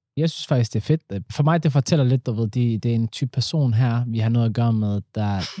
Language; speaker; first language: Danish; early bilingual, other home language; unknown